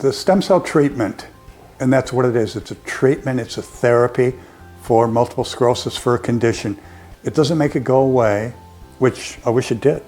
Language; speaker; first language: English; native; English